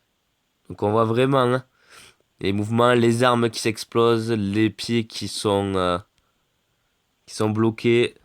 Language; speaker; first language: French; native; French